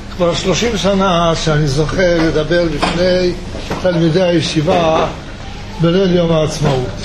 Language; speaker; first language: Hebrew; non-native, fluent; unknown